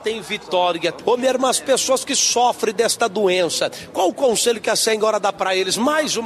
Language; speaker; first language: Portuguese; native; Portuguese